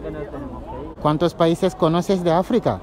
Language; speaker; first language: Spanish; non-native, fluent; Wolof